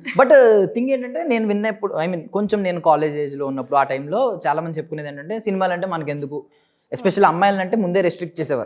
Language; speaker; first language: Telugu; native; Telugu